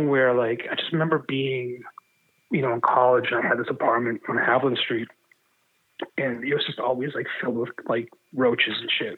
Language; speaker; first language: English; native; English